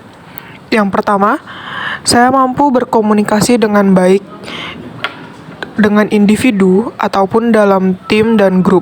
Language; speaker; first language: Indonesian; native; Indonesian